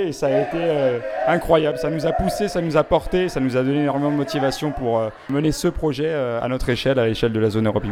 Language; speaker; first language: French; native; French